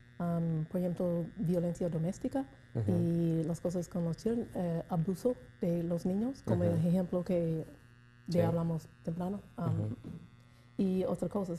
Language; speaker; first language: Spanish; non-native, learner; English